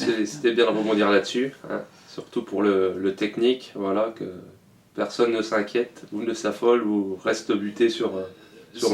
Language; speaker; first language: French; native; French